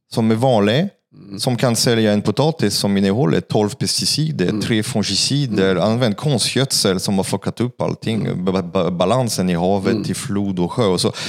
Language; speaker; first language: Swedish; non-native, fluent; French